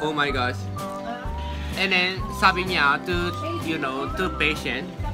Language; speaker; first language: English; non-native, learner; Japanese